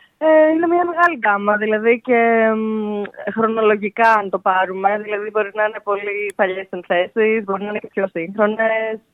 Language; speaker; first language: Greek; native; Greek